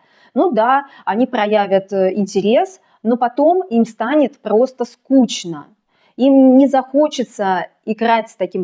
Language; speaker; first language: Russian; native; Russian